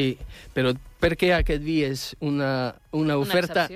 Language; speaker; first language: Catalan; non-native, fluent; French